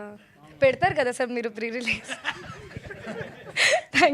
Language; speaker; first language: Telugu; non-native, learner; Hindi